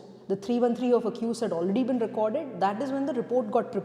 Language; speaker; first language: English; non-native, local second language; Hindi